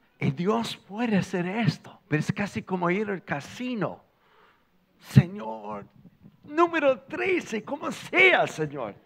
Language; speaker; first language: Spanish; non-native, fluent; English